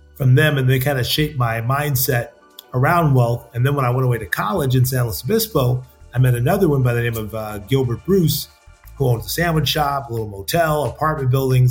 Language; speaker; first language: English; native; English